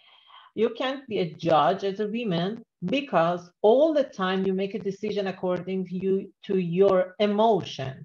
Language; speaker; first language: English; non-native, learner; Persian